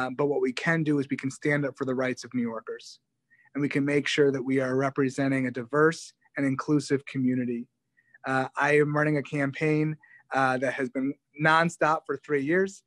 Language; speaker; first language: English; native; English